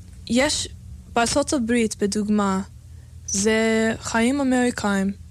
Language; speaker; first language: Hebrew; non-native, learner; English